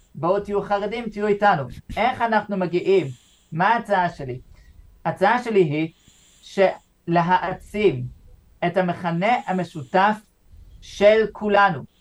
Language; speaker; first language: Hebrew; non-native, fluent; English